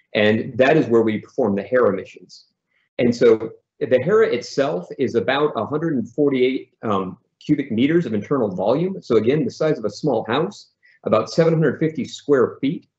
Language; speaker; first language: English; native; English